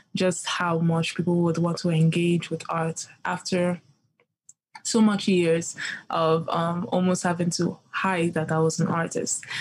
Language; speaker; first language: English; early bilingual, other home language; Yoruba